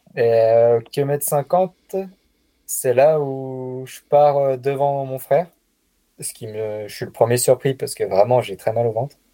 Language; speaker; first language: French; native; French